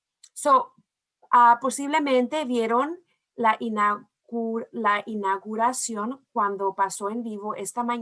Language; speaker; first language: Spanish; early bilingual, heritage; Spanish